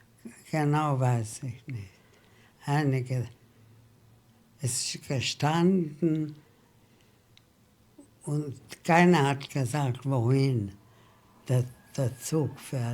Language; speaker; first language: German; early bilingual, heritage; German